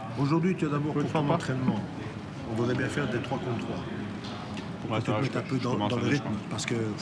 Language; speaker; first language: French; native; French